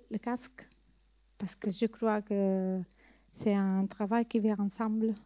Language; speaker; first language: French; non-native, learner; Italian